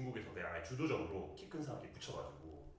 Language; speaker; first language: Korean; native; Korean